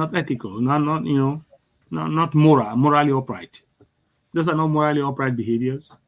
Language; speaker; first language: English; non-native, local second language; Yoruba